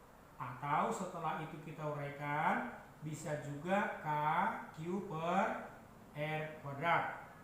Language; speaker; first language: Indonesian; native; Indonesian